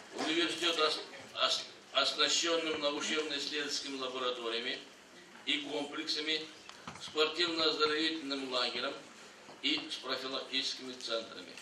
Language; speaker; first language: Russian; non-native, local second language; Kazakh